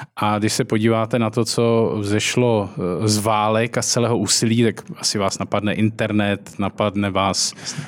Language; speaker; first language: Czech; native; Czech